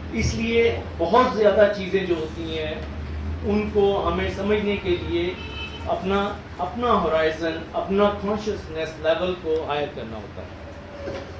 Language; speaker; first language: Urdu; native; Urdu